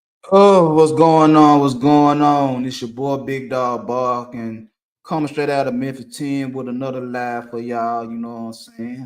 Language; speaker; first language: English; native; English